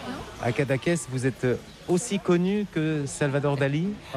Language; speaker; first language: French; native; French